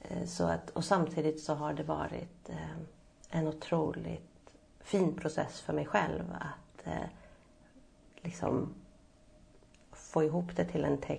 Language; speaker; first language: Swedish; native; Swedish